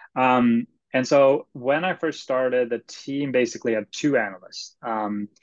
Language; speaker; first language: English; non-native, fluent; Swedish